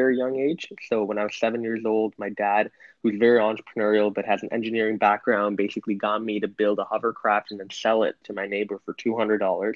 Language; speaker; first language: English; native; English